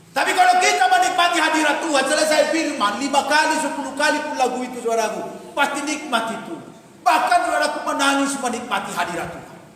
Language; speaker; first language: Indonesian; non-native, local second language; Batak Toba